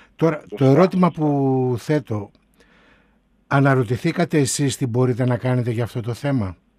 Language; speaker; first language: Greek; native; Greek